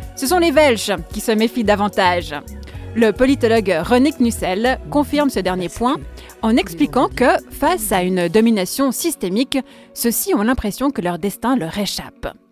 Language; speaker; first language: French; native; French